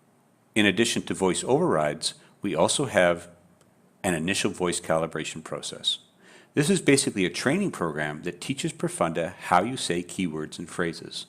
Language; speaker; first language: English; native; English